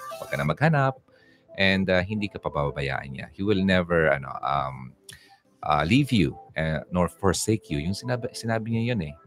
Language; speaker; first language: Filipino; non-native, local second language; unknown